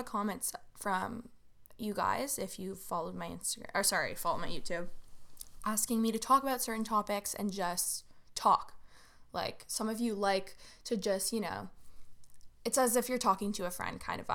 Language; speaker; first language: English; native; English